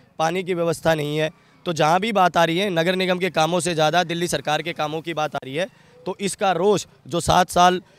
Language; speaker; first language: Hindi; native; Hindi